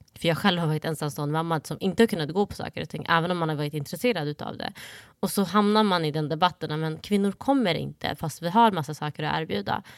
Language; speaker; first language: Swedish; early bilingual, other home language; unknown